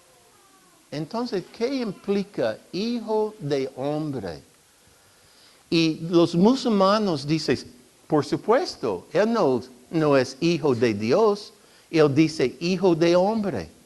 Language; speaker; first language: Spanish; non-native, fluent; English